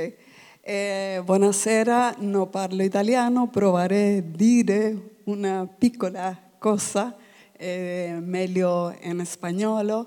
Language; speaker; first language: Italian; non-native, learner; Spanish